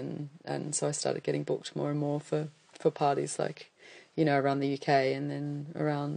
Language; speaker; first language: English; native; English